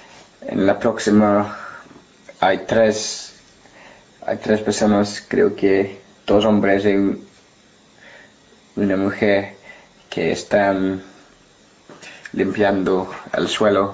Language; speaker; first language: Spanish; non-native, learner; English